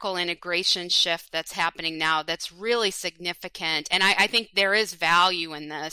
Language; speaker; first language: English; native; English